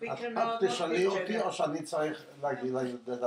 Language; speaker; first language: Hebrew; non-native, fluent; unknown